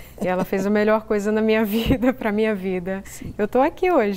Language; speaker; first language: Portuguese; native; Portuguese